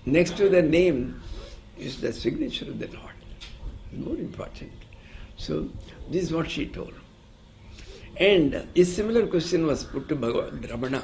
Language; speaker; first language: English; non-native, local second language; Tamil